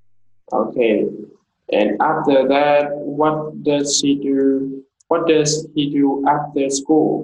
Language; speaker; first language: English; non-native, learner; Vietnamese